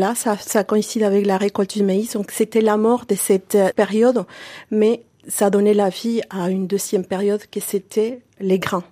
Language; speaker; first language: French; non-native, fluent; Spanish